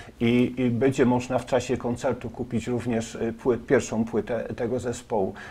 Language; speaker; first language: Polish; native; Polish